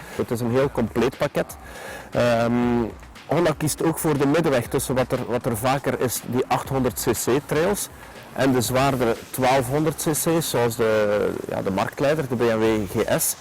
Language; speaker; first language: Dutch; native; Dutch